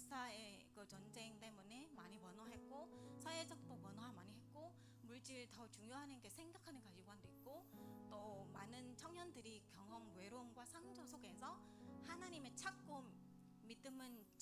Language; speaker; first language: Korean; non-native, learner; Vietnamese